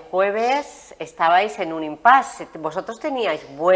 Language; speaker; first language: Spanish; native; Spanish